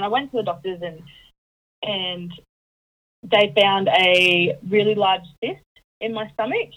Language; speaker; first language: English; native; English